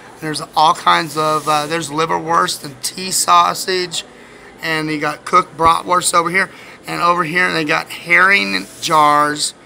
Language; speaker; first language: English; native; English